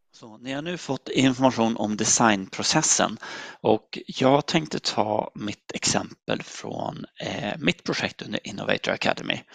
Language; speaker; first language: Swedish; native; Swedish